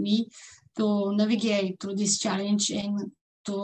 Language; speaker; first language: English; non-native, fluent; Bulgarian